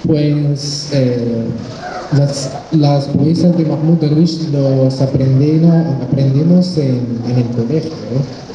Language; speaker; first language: Spanish; non-native, fluent; Arabic